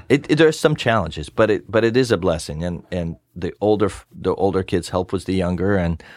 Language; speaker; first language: English; non-native, fluent; Russian